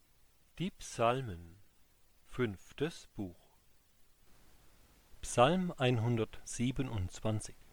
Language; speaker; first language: German; native; German